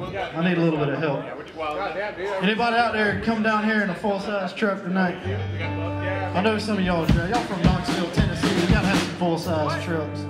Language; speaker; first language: English; native; English